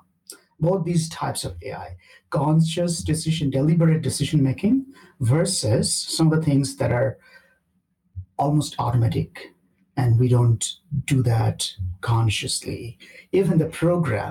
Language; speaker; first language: English; non-native, local second language; Bangla